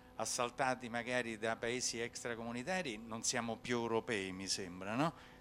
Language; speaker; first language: Italian; native; Italian